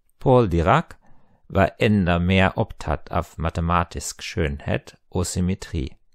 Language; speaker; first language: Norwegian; non-native, fluent; German